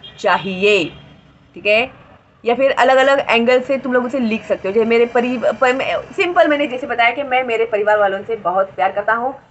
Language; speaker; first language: Hindi; non-native, local second language; Marathi